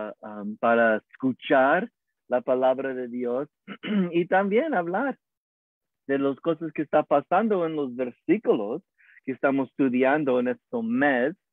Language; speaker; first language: Spanish; non-native, learner; English